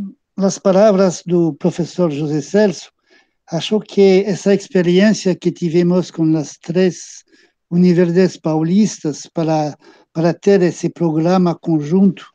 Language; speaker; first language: Portuguese; non-native, fluent; French